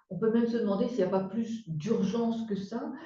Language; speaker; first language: French; native; French